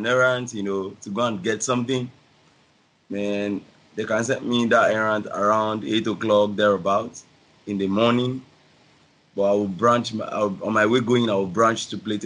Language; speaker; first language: English; non-native, local second language; Yoruba